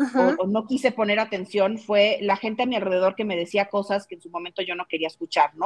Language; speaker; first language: Spanish; native; Spanish